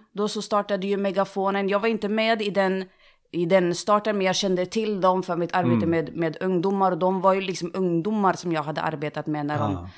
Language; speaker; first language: Swedish; native; Swedish